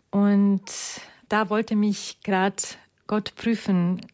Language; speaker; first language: German; non-native, fluent; Romanian